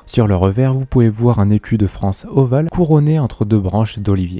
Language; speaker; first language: French; native; French